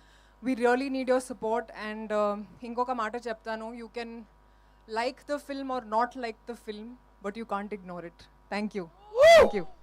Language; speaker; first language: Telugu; non-native, fluent; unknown